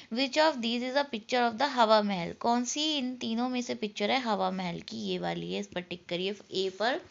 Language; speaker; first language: Hindi; native; Hindi